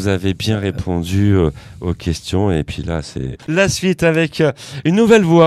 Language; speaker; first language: French; native; French